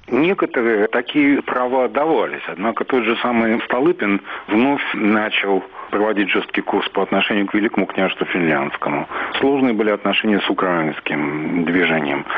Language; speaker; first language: Russian; native; Russian